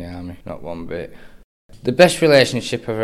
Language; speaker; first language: English; native; English